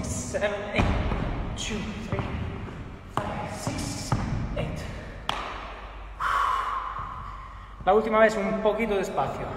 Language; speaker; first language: Spanish; non-native, fluent; Italian